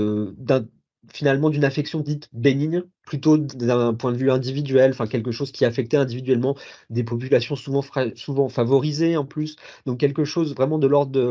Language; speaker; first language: French; native; French